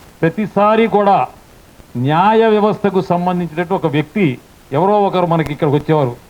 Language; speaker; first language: Telugu; native; Telugu